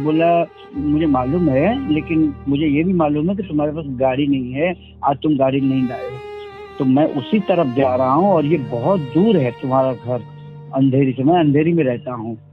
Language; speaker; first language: Hindi; native; Hindi